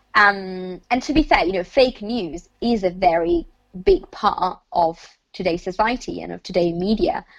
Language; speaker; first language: English; non-native, fluent; Italian